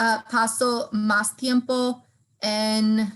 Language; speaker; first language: Spanish; non-native, learner; English